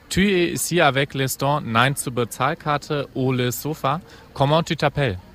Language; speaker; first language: French; non-native, fluent; German